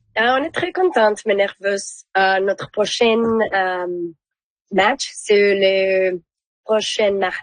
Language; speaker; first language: French; non-native, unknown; Spanish